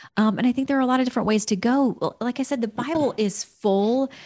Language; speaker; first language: English; native; English